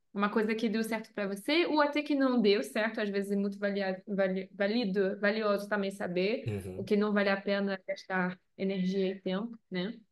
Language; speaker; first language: Portuguese; non-native, fluent; French